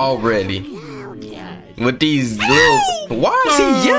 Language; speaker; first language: English; native; English